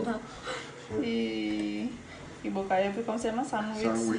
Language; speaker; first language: Spanish; non-native, learner; Indonesian